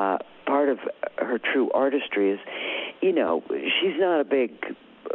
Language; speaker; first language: English; native; English